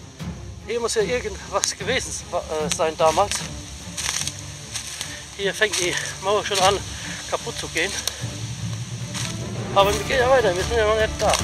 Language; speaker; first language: German; native; German